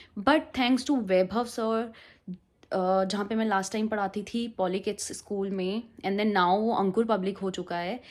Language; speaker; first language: Hindi; native; Hindi